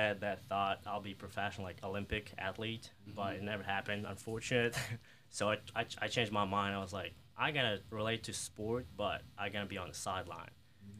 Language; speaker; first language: English; non-native, fluent; Ukrainian